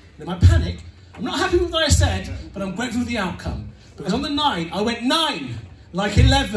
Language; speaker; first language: English; native; English